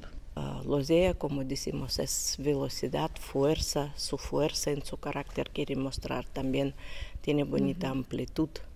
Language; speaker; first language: Spanish; non-native, learner; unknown